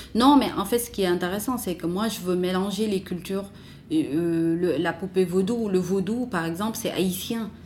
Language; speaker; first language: French; non-native, local second language; Wolof